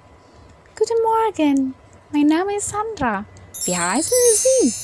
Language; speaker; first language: German; non-native, learner; Indonesian